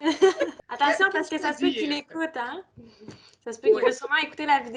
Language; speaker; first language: French; native; French